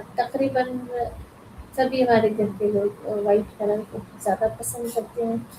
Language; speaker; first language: Urdu; native; Urdu